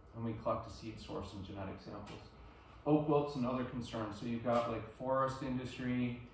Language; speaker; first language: English; native; English